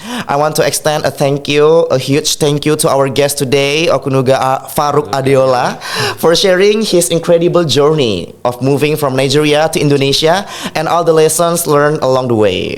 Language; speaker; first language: English; non-native, fluent; Indonesian